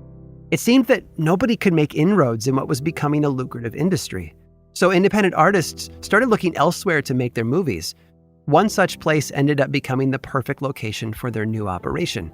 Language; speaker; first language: English; native; English